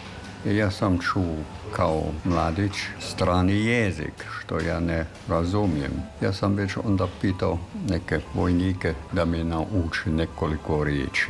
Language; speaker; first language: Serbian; non-native, fluent; German